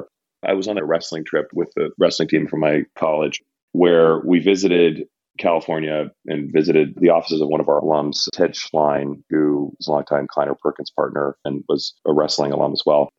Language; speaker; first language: English; native; English